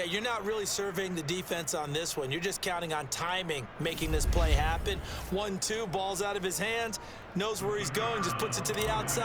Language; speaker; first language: English; native; English